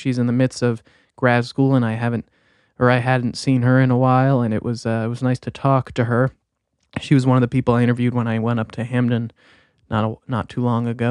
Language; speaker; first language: English; native; English